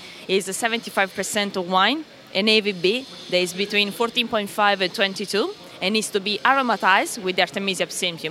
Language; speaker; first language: English; non-native, fluent; Italian